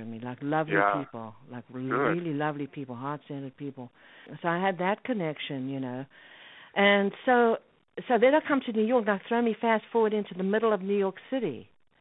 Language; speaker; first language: English; native; English